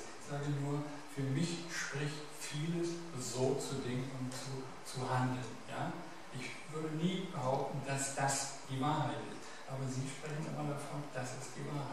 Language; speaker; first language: German; native; German